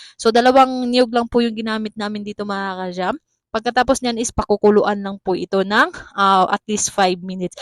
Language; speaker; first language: Filipino; non-native, local second language; Cebuano